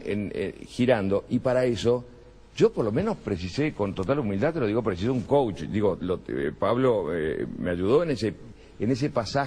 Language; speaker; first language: Spanish; native; Spanish